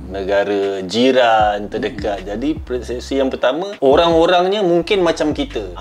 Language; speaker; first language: Malay; native; Malay